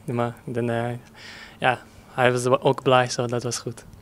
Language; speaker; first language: Dutch; early bilingual, heritage; Japanese